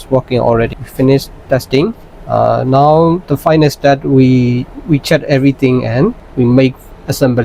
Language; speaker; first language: English; non-native, learner; Thai